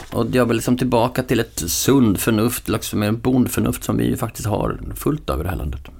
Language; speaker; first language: Swedish; native; Swedish